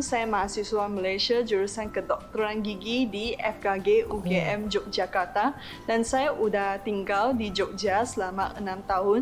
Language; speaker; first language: Indonesian; non-native, fluent; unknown